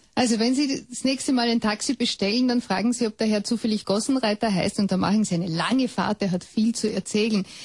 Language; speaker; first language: German; native; German